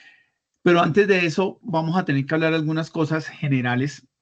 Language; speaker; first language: Spanish; native; Spanish